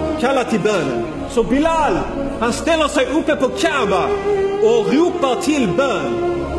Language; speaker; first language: Swedish; non-native, fluent; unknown